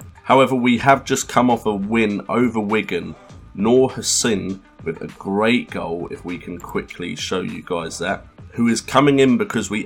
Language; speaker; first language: English; native; English